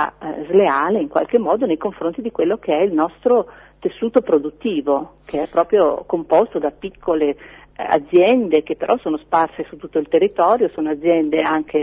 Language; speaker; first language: Italian; native; Italian